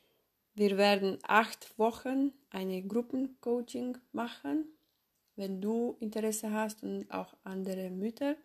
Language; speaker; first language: German; non-native, fluent; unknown